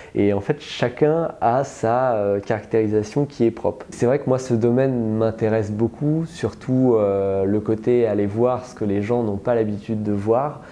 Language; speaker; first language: French; native; French